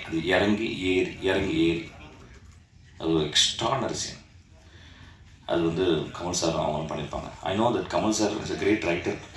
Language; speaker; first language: Tamil; native; Tamil